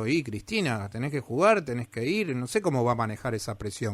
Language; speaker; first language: Spanish; native; Spanish